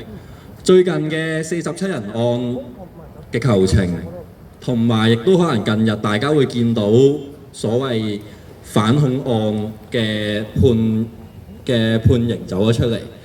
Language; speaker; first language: Cantonese; native; Cantonese